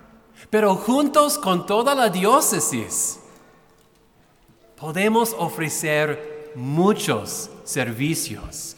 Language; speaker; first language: Spanish; non-native, fluent; English